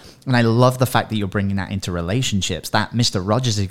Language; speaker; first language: English; native; English